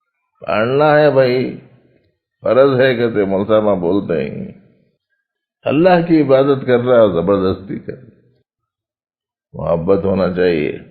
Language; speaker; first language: Urdu; native; Urdu